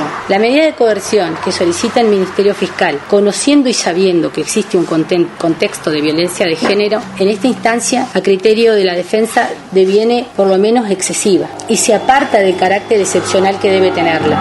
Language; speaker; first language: Spanish; native; Spanish